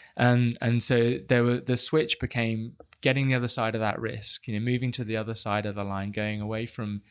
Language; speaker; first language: English; native; English